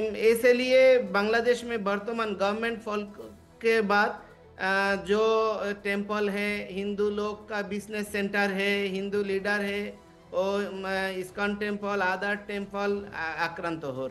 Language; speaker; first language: Hindi; non-native, learner; Bangla